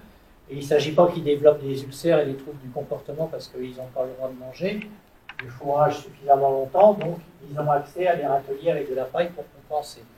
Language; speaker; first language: French; native; French